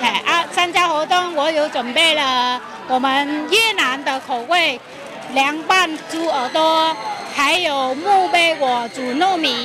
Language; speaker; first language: Chinese; non-native, fluent; Vietnamese